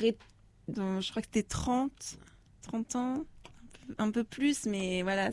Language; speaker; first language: French; native; French